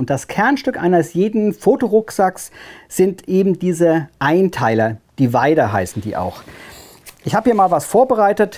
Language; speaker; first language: German; native; German